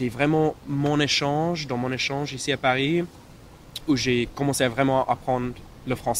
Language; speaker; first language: French; non-native, fluent; English